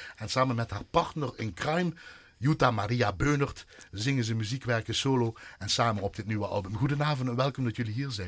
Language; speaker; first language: Dutch; native; Dutch